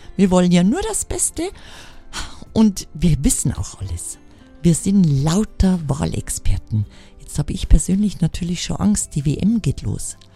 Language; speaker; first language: German; native; German